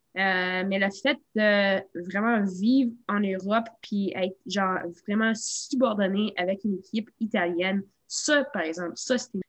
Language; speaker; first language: French; non-native, local second language; English